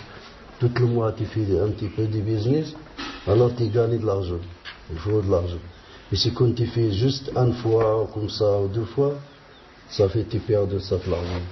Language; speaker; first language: French; non-native, learner; Arabic